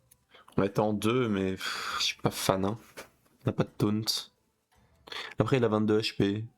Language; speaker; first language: French; native; French